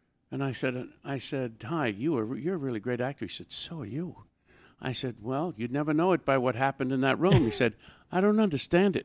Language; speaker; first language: English; native; English